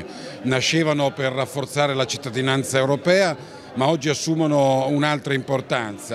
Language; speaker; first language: Italian; native; Italian